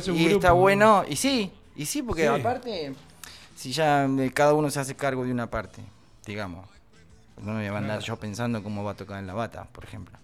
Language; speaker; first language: Spanish; native; Spanish